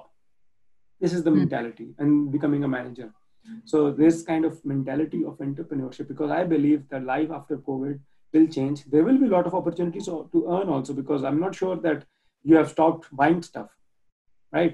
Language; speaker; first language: English; non-native, local second language; Urdu